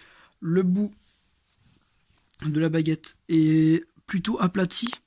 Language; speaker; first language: French; native; French